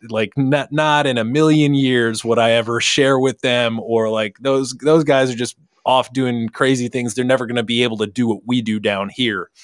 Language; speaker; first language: English; native; English